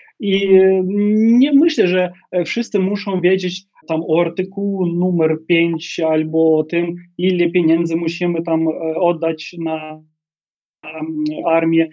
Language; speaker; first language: Polish; non-native, fluent; Ukrainian